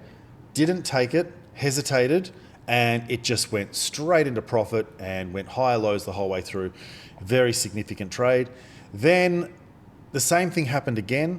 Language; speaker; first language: English; native; English